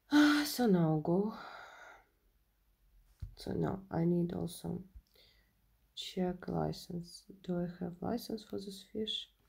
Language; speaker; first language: English; non-native, learner; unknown